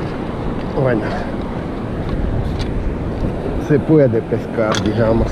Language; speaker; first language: Spanish; non-native, fluent; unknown